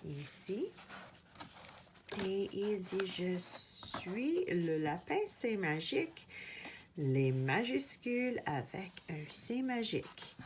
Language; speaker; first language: French; non-native, fluent; English